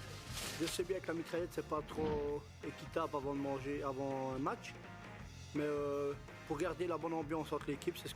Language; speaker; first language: French; native; French